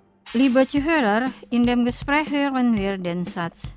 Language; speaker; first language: German; non-native, fluent; Indonesian